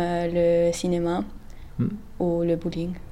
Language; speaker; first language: French; non-native, learner; Italian